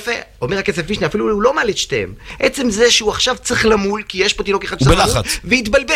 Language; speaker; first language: Hebrew; native; Hebrew